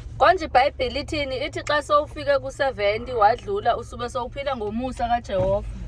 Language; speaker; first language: Zulu; non-native, local second language; Xhosa